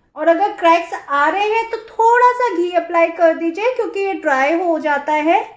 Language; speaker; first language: Hindi; native; Hindi